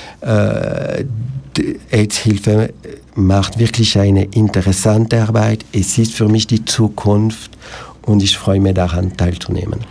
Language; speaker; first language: German; non-native, local second language; French